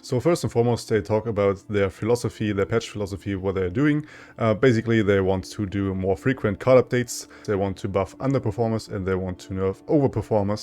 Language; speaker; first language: English; non-native, fluent; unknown